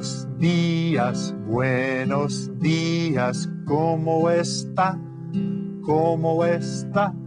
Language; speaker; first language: Spanish; non-native, fluent; English